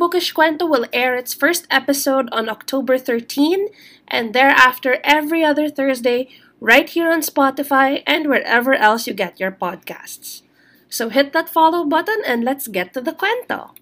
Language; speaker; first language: English; non-native, local second language; Filipino